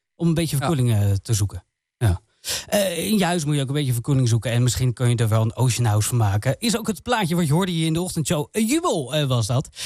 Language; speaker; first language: Dutch; native; Dutch